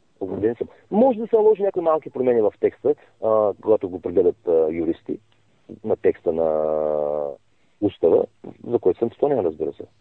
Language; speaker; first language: Bulgarian; non-native, local second language; Turkish